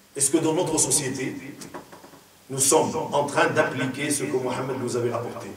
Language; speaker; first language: French; non-native, local second language; Arabic